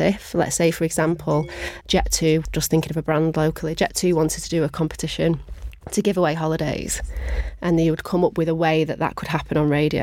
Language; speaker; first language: English; native; English